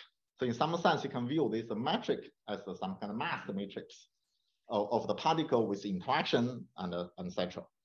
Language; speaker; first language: English; non-native, fluent; Chinese